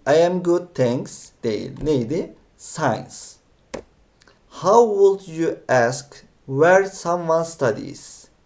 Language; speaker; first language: English; non-native, fluent; Turkish